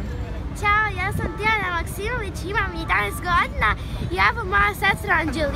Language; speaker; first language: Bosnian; early bilingual, heritage; Serbian